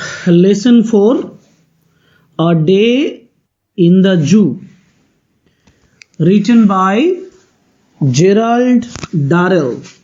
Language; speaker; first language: English; non-native, local second language; Bangla